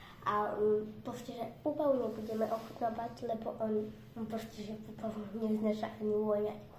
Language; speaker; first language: Slovak; non-native, local second language; Romany